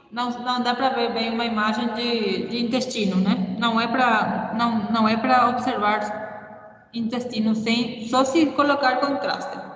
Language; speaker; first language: Portuguese; non-native, fluent; Spanish